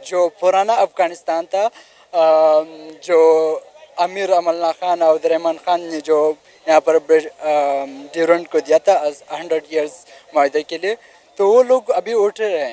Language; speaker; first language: Hindi; non-native, local second language; Pashto